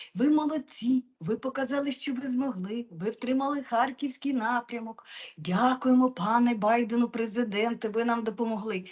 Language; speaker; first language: Ukrainian; non-native, local second language; Russian